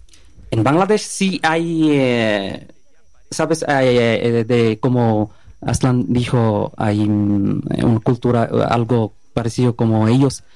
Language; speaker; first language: Spanish; non-native, learner; Bangla